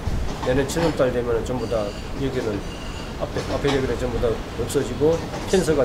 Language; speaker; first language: Korean; native; Korean